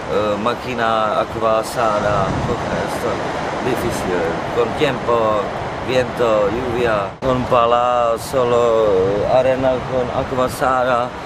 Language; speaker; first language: Spanish; non-native, learner; Czech